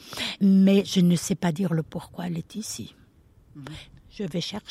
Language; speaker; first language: French; early bilingual, other home language; Italian